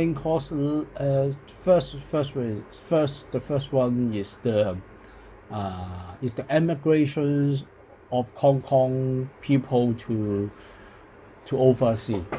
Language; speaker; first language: English; non-native, local second language; Cantonese